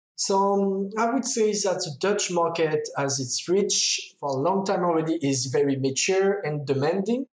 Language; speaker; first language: English; non-native, fluent; French